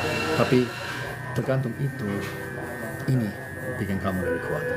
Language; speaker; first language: Indonesian; non-native, learner; English